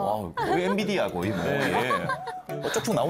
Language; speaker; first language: Korean; native; Korean